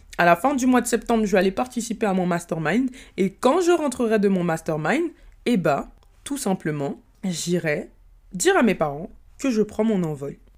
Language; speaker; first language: French; early bilingual, other home language; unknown